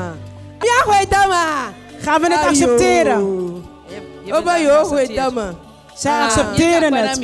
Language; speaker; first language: Dutch; non-native, fluent; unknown